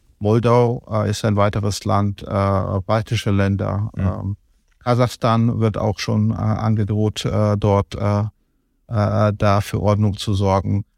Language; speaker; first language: German; non-native, fluent; Georgian